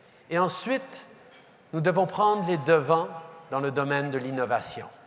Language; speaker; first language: French; early bilingual, heritage; French